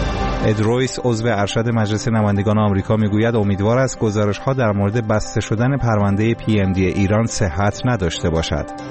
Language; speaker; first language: Persian; native; Persian